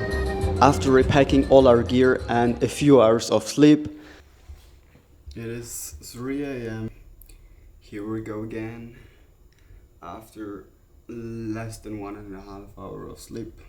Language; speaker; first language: English; non-native, fluent; German